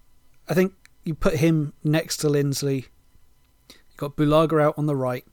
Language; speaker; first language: English; native; English